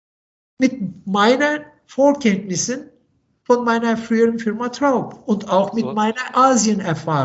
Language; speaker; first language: German; non-native, fluent; Turkish